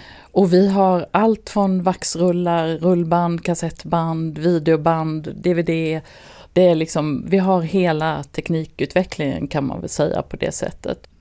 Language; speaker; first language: Swedish; native; Swedish